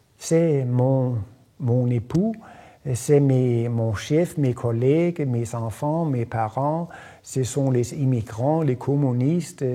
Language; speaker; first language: French; non-native, fluent; Danish